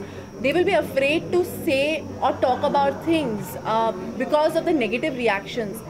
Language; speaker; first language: English; non-native, local second language; Hindi